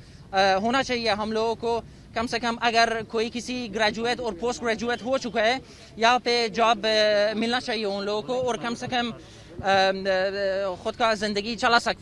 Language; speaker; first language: Hindi; non-native, fluent; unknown